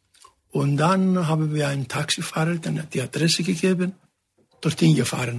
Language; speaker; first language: German; non-native, fluent; Greek